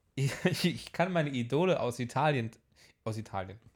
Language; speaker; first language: German; early bilingual, heritage; Polish